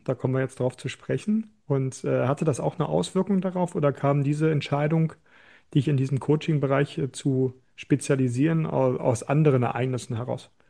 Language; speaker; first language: German; native; German